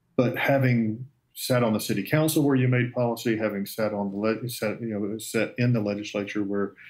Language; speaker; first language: English; native; English